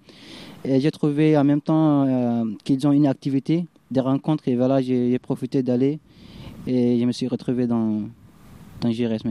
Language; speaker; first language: French; non-native, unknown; Arabic